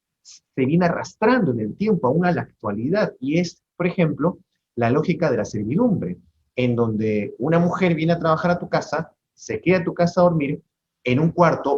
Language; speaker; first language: Spanish; native; Spanish